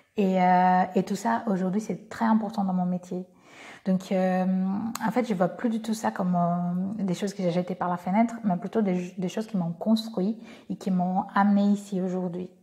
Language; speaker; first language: French; non-native, fluent; Portuguese